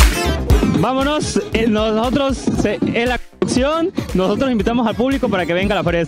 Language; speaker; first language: Spanish; native; Spanish